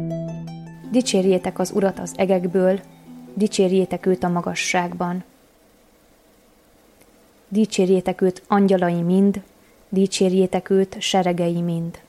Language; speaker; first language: Hungarian; native; Hungarian